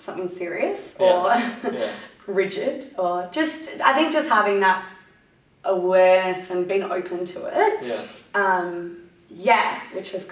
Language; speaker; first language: English; native; English